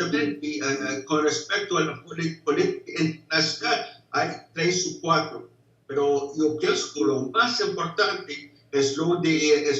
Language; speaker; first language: Spanish; non-native, fluent; English